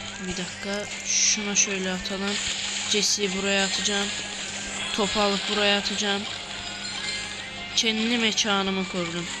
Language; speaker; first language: Turkish; native; Turkish